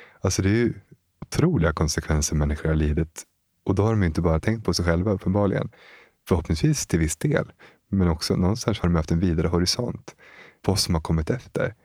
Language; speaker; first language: Swedish; native; Swedish